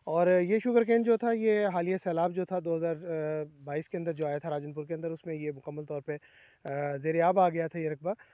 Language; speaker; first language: Urdu; non-native, local second language; Saraiki